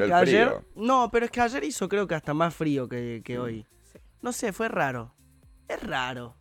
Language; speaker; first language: Spanish; native; Spanish